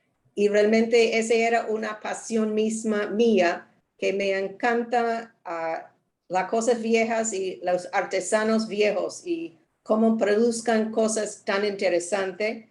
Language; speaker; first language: Spanish; non-native, learner; English